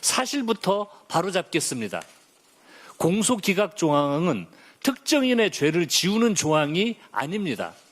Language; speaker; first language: Korean; native; Korean